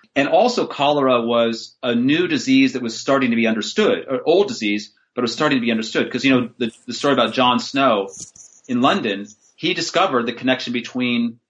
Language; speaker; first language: English; native; English